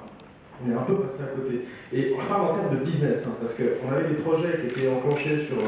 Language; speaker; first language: French; native; French